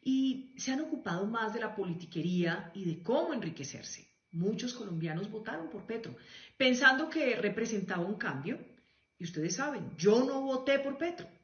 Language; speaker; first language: Spanish; native; Spanish